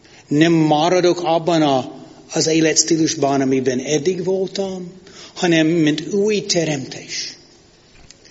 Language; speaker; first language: Hungarian; non-native, fluent; English